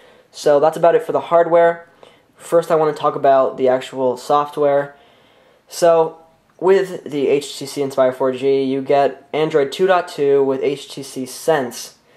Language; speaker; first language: English; native; English